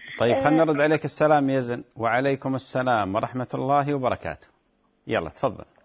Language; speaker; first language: Arabic; native; Arabic